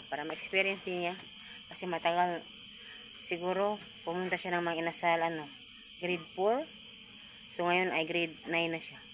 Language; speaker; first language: Filipino; non-native, local second language; Cebuano